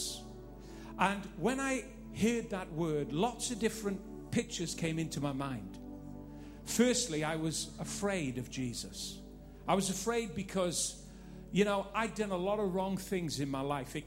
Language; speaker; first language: English; native; English